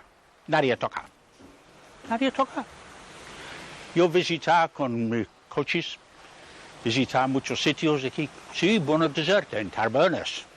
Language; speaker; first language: Spanish; non-native, learner; English